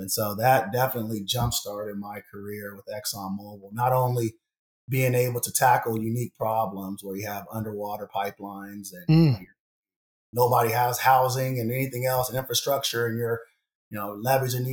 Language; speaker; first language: English; native; English